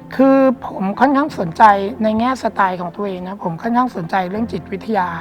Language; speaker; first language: Thai; native; Thai